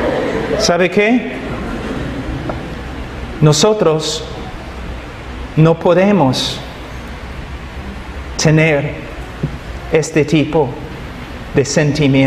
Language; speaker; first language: Spanish; non-native, fluent; English